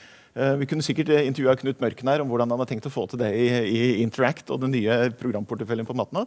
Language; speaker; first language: Norwegian; native; Norwegian